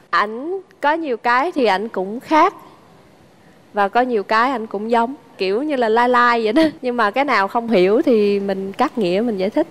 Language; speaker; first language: Vietnamese; native; Vietnamese